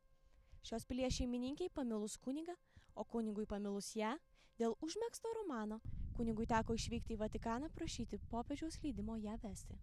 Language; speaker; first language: Lithuanian; native; Lithuanian